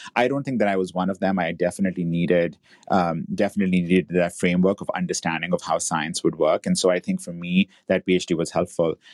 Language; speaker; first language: English; native; English